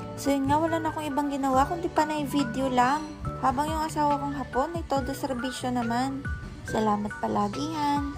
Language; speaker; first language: Filipino; native; Filipino